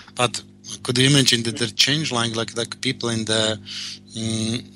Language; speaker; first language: English; non-native, learner; Slovak